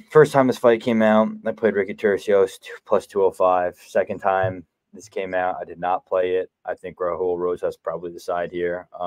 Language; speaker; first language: English; native; English